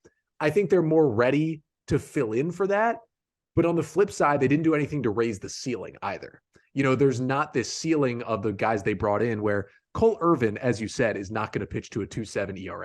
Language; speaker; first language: English; native; English